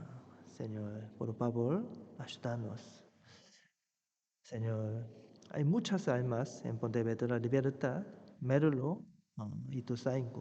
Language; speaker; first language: Spanish; non-native, fluent; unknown